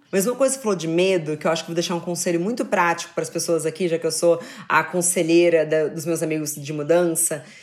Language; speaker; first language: Portuguese; native; Portuguese